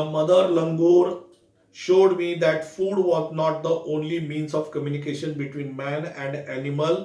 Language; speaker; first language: English; non-native, local second language; Marathi